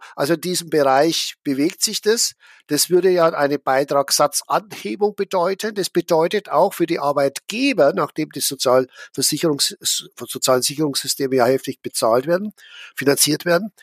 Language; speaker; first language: German; native; German